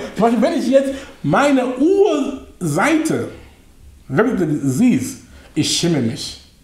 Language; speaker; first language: German; non-native, fluent; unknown